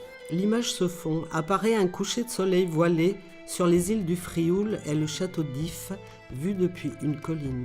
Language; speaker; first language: French; native; French